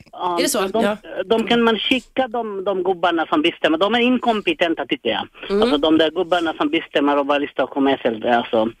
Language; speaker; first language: Swedish; non-native, fluent; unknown